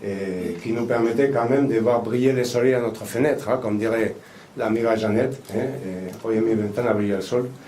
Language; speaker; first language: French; native; French